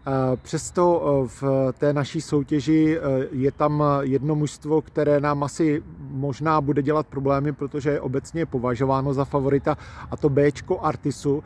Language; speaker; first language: Czech; native; Czech